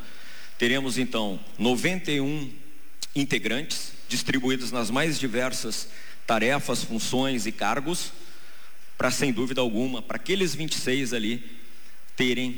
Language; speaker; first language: Portuguese; native; Portuguese